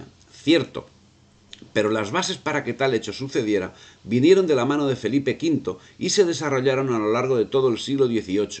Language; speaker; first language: Spanish; native; Spanish